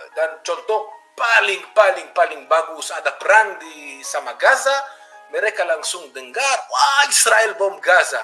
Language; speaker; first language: Indonesian; non-native, fluent; Hebrew